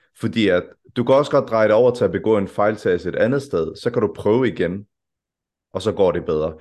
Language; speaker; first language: Danish; early bilingual, other home language; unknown